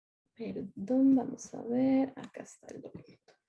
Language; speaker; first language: Spanish; native; Spanish